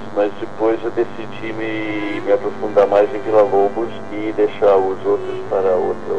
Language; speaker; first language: Portuguese; non-native, fluent; English